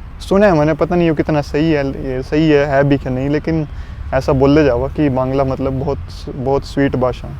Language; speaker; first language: Hindi; native; Hindi